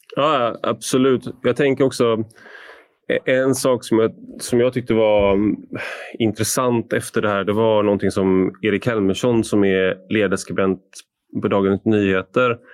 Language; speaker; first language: Swedish; native; Swedish